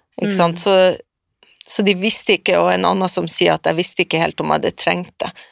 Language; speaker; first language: Norwegian; native; Norwegian